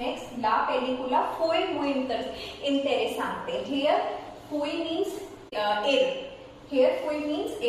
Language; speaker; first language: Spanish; non-native, fluent; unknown